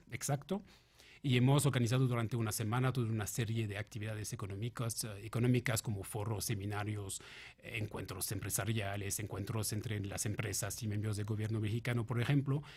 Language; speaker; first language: Spanish; non-native, fluent; French